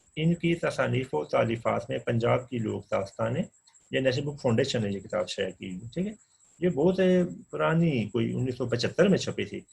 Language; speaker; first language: Urdu; non-native, local second language; Punjabi